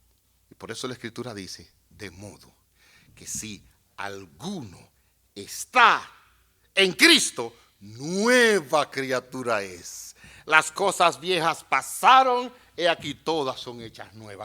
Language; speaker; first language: Spanish; native; Spanish